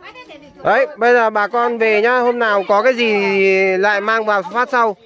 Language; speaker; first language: Vietnamese; native; Vietnamese